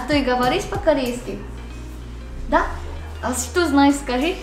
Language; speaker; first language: Russian; non-native, fluent; Korean